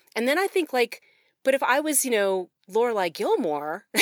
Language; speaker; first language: English; native; English